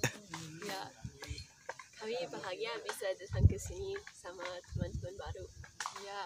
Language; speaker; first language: Indonesian; non-native, learner; English